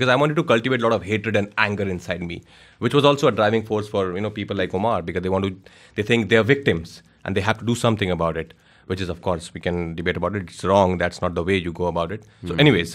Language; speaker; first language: English; non-native, local second language; Hindi